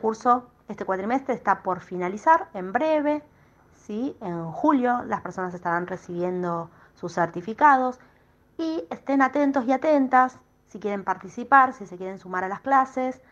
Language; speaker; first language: Spanish; native; Spanish